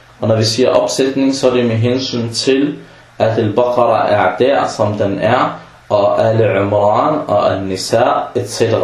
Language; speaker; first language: Danish; early bilingual, other home language; Arabic